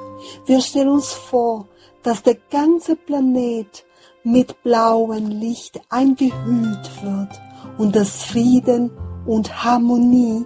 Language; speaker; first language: German; non-native, fluent; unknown